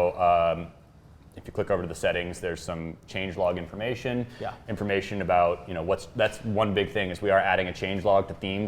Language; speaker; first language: English; native; English